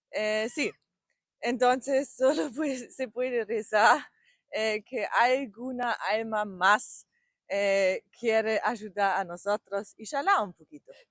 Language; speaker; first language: Spanish; non-native, learner; German